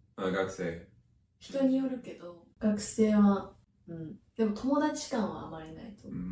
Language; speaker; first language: Japanese; non-native, learner; English